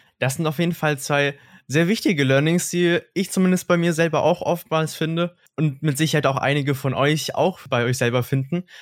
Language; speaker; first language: German; native; German